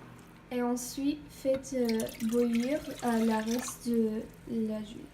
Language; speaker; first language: French; non-native, learner; English